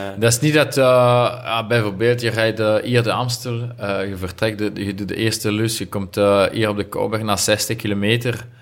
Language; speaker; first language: Dutch; non-native, local second language; French